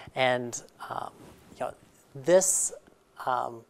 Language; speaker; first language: English; native; English